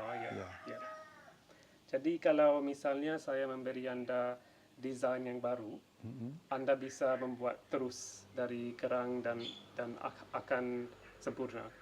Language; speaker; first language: Indonesian; non-native, fluent; English